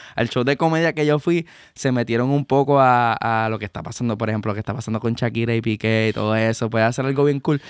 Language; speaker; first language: Spanish; native; Spanish